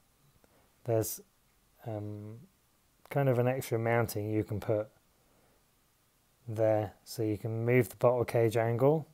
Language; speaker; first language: English; native; English